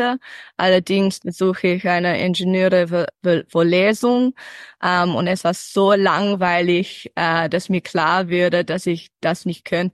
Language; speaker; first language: German; early bilingual, heritage; English